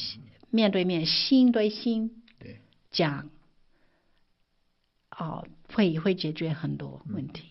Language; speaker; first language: Chinese; non-native, fluent; English